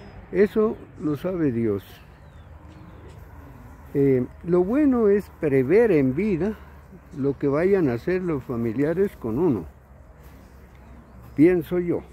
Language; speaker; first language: Spanish; native; Spanish